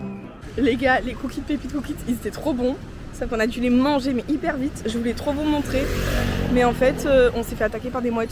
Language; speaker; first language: French; native; French